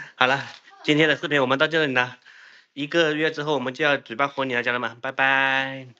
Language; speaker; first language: Chinese; native; Chinese